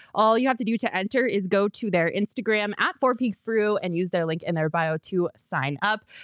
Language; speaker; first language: English; native; English